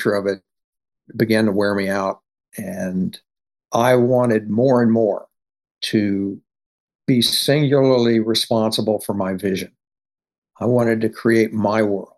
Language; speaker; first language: English; native; English